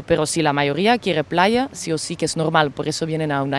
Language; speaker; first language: Spanish; non-native, fluent; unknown